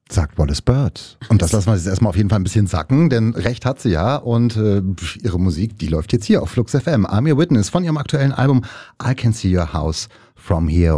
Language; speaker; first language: German; native; German